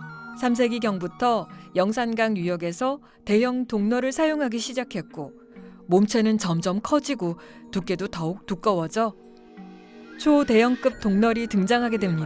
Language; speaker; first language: Korean; native; Korean